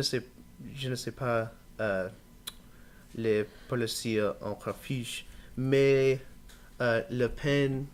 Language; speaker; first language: French; non-native, learner; English